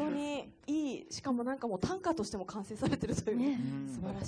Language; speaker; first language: Japanese; native; Japanese